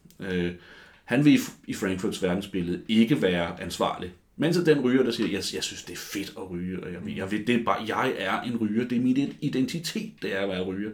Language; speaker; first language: Danish; native; Danish